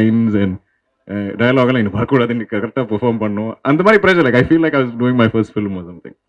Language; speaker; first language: Tamil; non-native, local second language; Malayalam